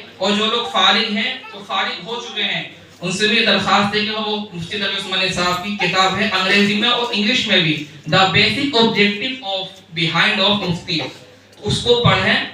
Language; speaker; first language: Urdu; native; Urdu